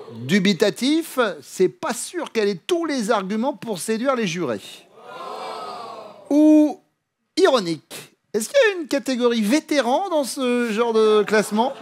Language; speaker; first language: French; native; French